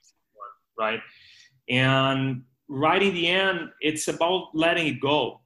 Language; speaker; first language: English; non-native, fluent; Portuguese